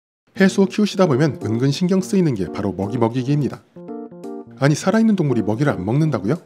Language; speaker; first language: Korean; native; Korean